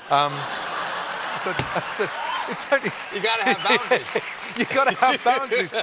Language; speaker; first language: English; native; English